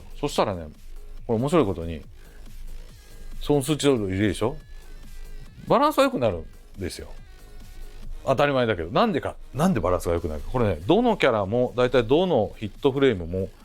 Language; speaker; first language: Japanese; native; Japanese